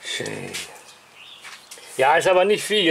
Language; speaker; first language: German; native; German